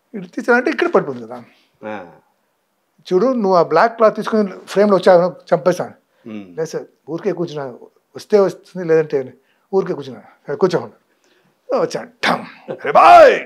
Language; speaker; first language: Telugu; non-native, fluent; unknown